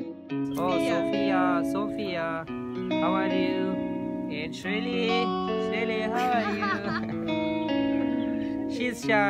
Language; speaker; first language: English; non-native, local second language; Urdu